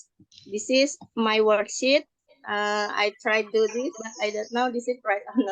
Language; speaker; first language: English; non-native, learner; Indonesian